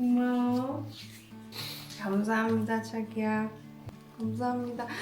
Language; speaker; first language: Korean; non-native, learner; Czech